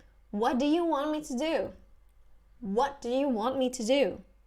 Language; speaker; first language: English; non-native, fluent; Thai